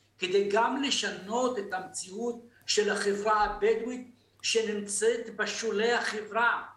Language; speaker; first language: Hebrew; non-native, local second language; Arabic